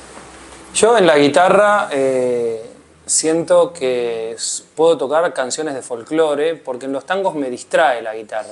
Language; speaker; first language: Spanish; native; Spanish